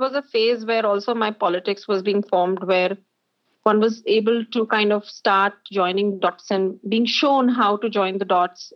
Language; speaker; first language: English; non-native, local second language; Hindi